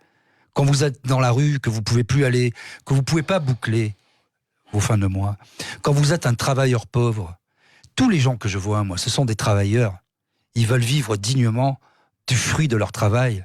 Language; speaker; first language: French; native; French